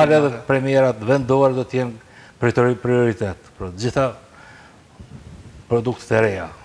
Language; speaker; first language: Albanian; native; Albanian